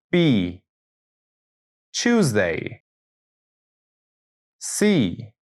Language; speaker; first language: English; non-native, fluent; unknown